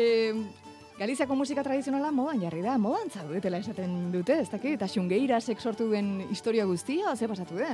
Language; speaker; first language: Basque; native; Basque